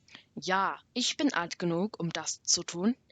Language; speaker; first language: German; non-native, learner; English